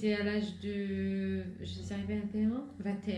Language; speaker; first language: French; non-native, local second language; Arabic